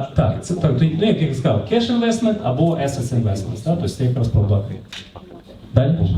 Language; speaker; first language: Ukrainian; non-native, local second language; Russian